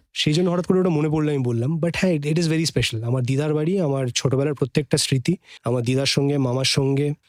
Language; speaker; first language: Bangla; native; Bangla